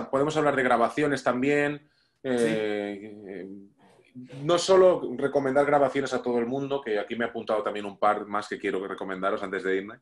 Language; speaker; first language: Spanish; native; Spanish